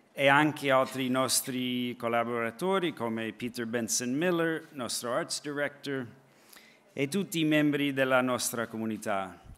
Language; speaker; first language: Italian; non-native, fluent; English